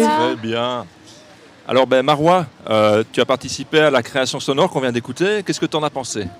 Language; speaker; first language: French; native; French